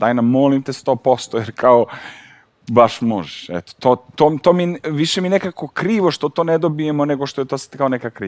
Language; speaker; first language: Serbian; native; Serbian